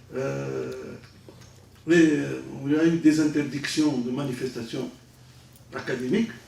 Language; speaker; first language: French; non-native, local second language; Arabic